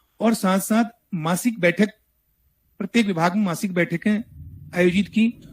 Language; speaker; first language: Hindi; native; Hindi